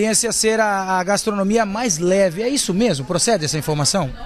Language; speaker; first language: Portuguese; native; Portuguese